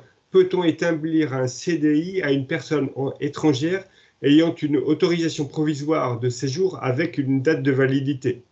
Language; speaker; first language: French; native; French